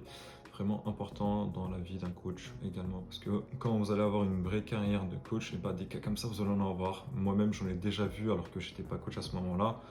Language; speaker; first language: French; native; French